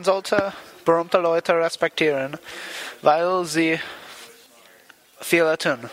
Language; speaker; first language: German; non-native, learner; English